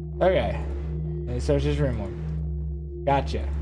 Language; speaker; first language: English; native; English